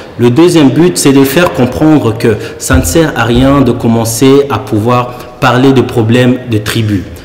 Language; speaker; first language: French; early bilingual, other home language; Lingala